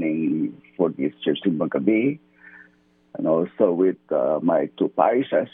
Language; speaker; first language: English; non-native, local second language; Filipino